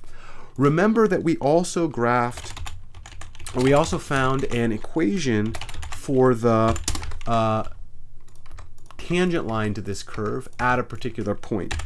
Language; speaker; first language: English; native; English